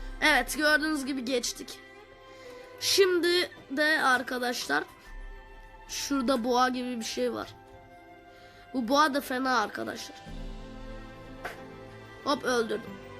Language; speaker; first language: Turkish; native; Turkish